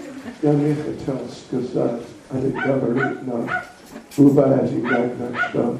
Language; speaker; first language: Russian; non-native, learner; English